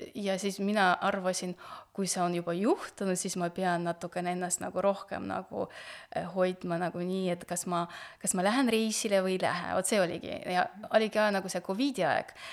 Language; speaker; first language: Estonian; non-native, local second language; Russian